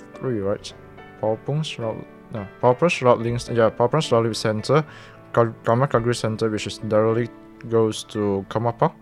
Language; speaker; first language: English; non-native, local second language; Min Nan Chinese